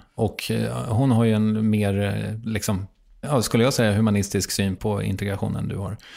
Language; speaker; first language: Swedish; native; Swedish